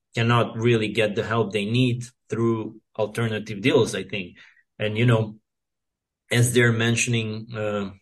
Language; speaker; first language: English; non-native, fluent; Serbian